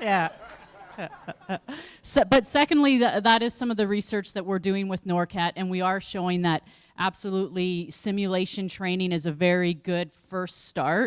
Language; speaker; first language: English; native; English